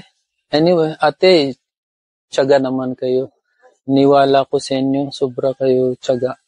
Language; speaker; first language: Filipino; non-native, learner; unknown